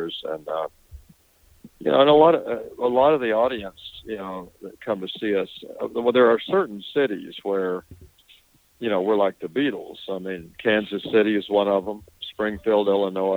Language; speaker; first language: English; native; English